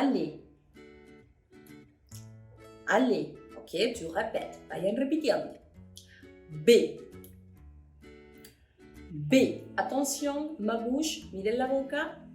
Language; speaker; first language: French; non-native, fluent; Spanish